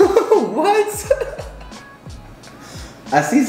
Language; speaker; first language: Spanish; non-native, learner; English